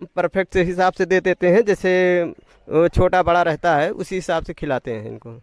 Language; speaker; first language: Hindi; native; Hindi